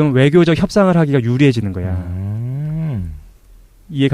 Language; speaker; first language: Korean; native; Korean